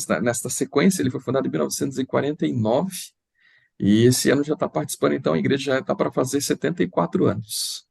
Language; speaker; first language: Portuguese; native; Portuguese